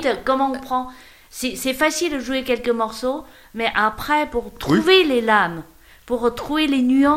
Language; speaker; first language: French; non-native, learner; Chinese